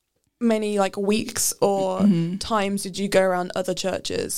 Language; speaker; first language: English; native; English